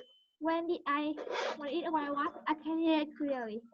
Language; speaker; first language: English; non-native, learner; Vietnamese